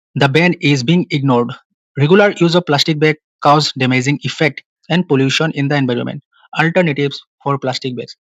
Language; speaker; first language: English; non-native, local second language; Assamese